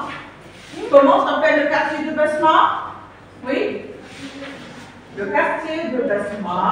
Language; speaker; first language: French; non-native, local second language; Arabic